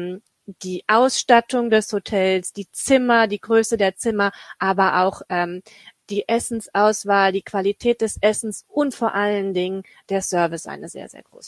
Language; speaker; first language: German; native; German